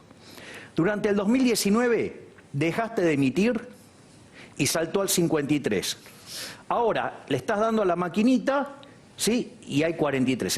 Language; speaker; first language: Spanish; native; Spanish